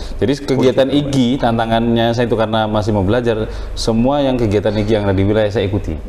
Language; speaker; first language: Indonesian; non-native, local second language; Madurese